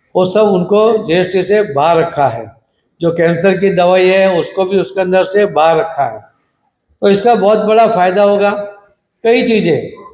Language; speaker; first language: Hindi; non-native, local second language; Gujarati